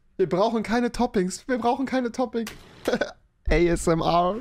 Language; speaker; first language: German; native; German